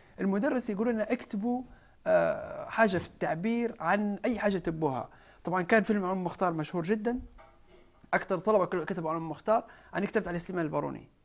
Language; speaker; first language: Arabic; non-native, local second language; Berber languages